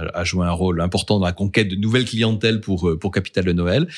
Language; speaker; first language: French; native; French